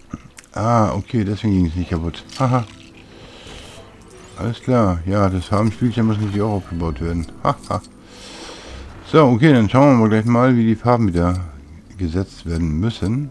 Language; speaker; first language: German; native; German